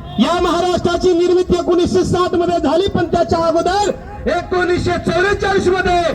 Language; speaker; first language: Marathi; non-native, local second language; Lambadi